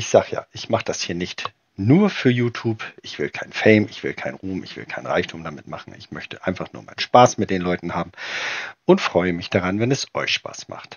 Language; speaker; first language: German; native; German